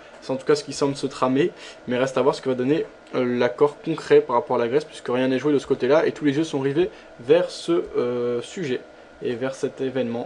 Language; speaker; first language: French; native; French